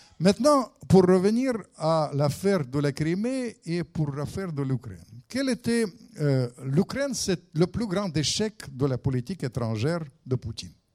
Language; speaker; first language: French; non-native, fluent; Russian